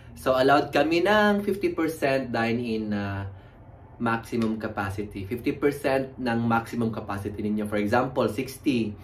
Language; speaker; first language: Filipino; native; Filipino